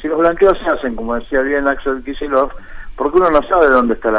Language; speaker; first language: Spanish; native; Spanish